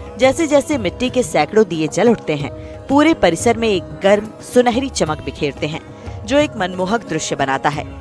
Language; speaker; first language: Hindi; native; Hindi